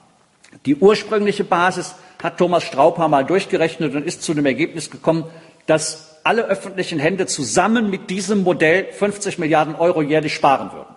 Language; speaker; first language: German; native; German